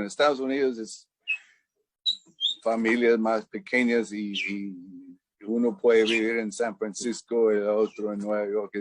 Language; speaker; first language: Spanish; non-native, fluent; English